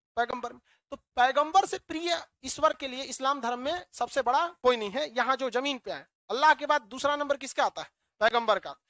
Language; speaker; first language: Hindi; native; Hindi